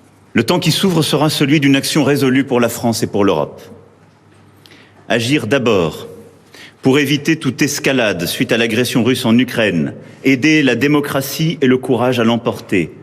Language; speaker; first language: French; native; French